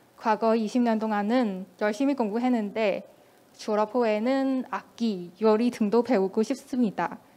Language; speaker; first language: Korean; non-native, fluent; Cantonese